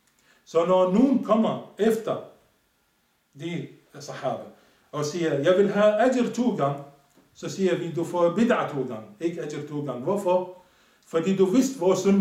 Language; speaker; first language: Danish; non-native, fluent; Arabic